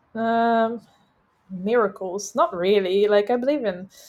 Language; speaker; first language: English; non-native, fluent; Dutch